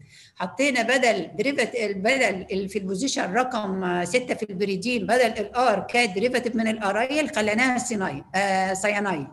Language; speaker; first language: Arabic; native; Arabic